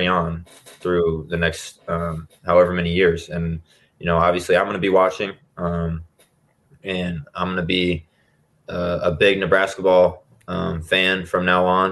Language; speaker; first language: English; native; English